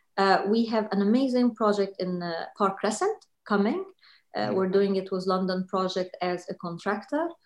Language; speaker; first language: English; non-native, fluent; Arabic